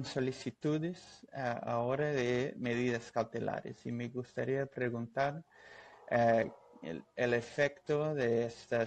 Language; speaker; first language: Spanish; non-native, fluent; Portuguese